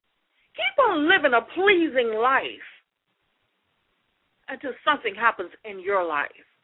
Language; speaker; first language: English; native; English